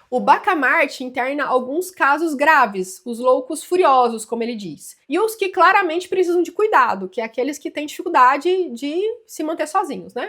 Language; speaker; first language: Portuguese; native; Portuguese